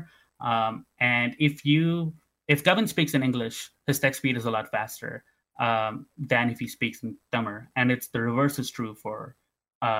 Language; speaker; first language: English; non-native, local second language; Tamil